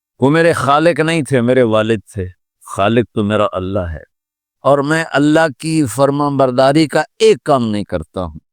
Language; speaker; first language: Urdu; non-native, local second language; Punjabi